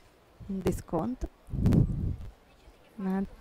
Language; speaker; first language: Portuguese; non-native, fluent; Italian